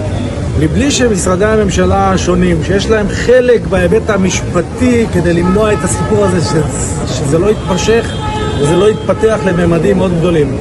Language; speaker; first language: Hebrew; native; Hebrew